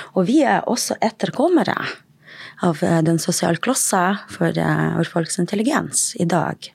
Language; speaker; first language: Norwegian; non-native, fluent; Russian